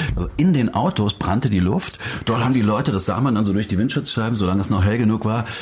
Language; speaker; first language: German; native; German